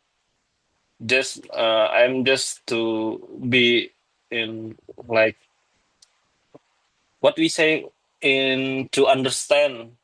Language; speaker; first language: English; non-native, learner; Indonesian